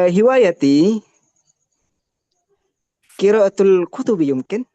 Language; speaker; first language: Arabic; non-native, learner; Indonesian